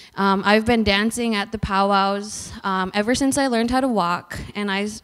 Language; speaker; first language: English; native; English